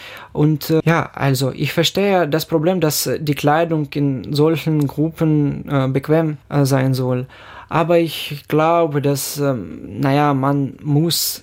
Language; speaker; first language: German; non-native, fluent; Ukrainian